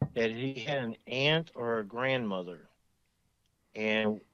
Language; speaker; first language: English; native; English